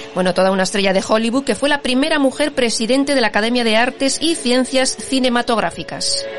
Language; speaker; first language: Spanish; native; Spanish